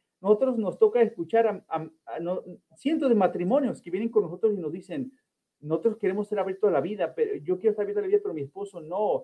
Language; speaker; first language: Spanish; early bilingual, heritage; Spanish